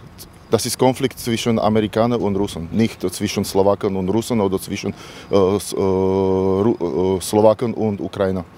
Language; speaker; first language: German; non-native, learner; Slovak